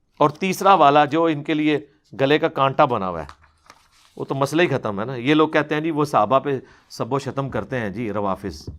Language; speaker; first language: Urdu; non-native, local second language; Punjabi